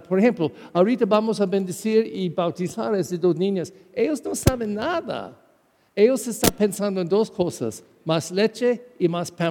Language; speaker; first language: Spanish; non-native, fluent; English